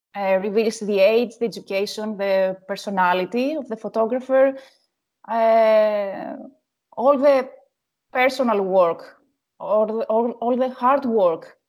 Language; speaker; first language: English; non-native, learner; Greek